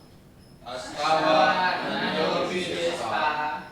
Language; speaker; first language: Japanese; non-native, learner; Indonesian